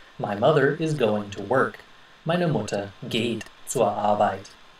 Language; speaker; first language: English; native; English